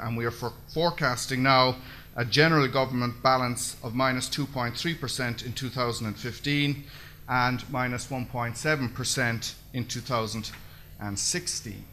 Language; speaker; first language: English; native; English